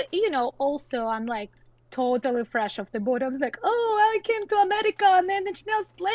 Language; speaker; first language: English; non-native, fluent; Russian